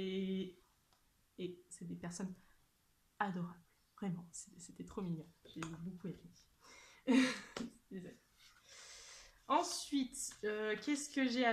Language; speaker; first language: French; native; French